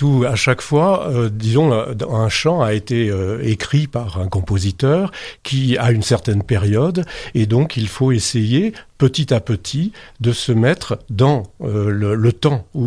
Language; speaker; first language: French; native; French